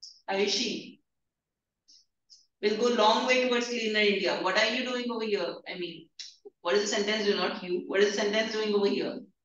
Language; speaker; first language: English; non-native, local second language; Hindi